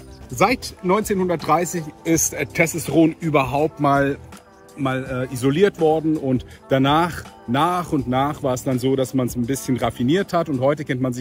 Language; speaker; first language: German; native; German